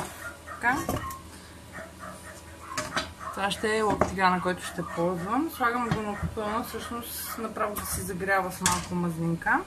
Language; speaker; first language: Bulgarian; native; Bulgarian